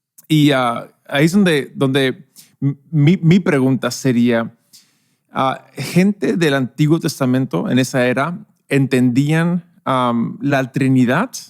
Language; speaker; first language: Spanish; non-native, local second language; English